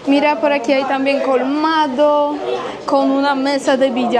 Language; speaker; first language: Spanish; non-native, fluent; Polish